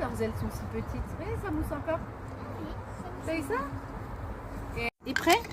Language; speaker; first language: French; native; French